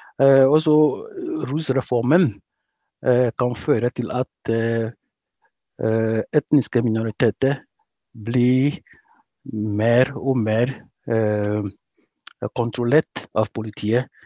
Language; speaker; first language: Norwegian; non-native, fluent; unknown